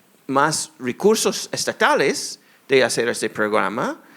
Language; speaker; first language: Spanish; non-native, fluent; English